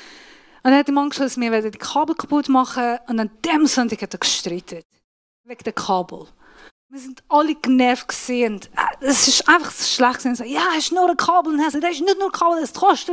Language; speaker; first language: German; non-native, fluent; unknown